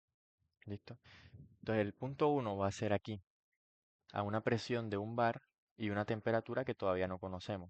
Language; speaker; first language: Spanish; native; Spanish